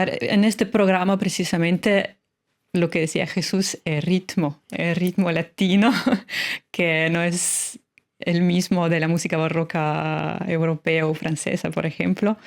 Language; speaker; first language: Spanish; non-native, fluent; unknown